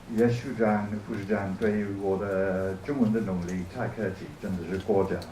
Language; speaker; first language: Chinese; non-native, learner; English